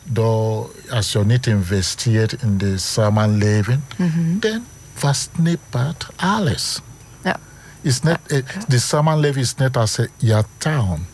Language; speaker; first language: Dutch; non-native, fluent; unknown